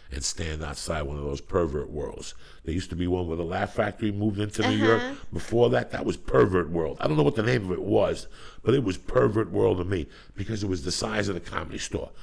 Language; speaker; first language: English; native; English